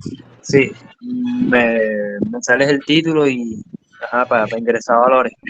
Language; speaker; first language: Spanish; native; Spanish